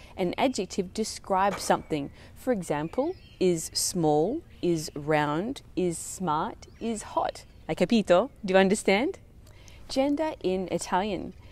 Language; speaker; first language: English; early bilingual, other home language; Italian